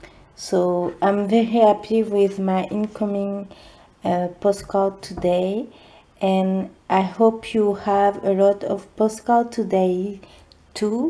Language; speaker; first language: English; non-native, learner; French